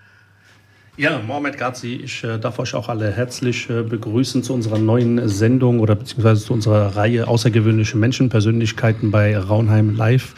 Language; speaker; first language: German; early bilingual, other home language; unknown